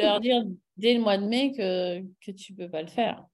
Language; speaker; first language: French; native; French